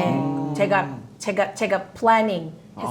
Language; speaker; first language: Korean; non-native, fluent; Filipino